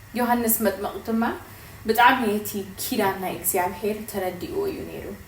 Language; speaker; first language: Tigrinya; early bilingual, heritage; Tigrinya